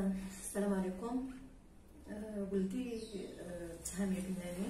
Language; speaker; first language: Arabic; native; Arabic